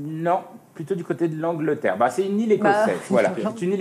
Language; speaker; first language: French; native; French